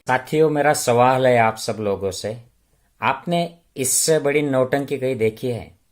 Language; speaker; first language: Hindi; non-native, local second language; Marathi